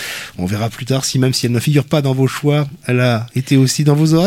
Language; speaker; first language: French; native; French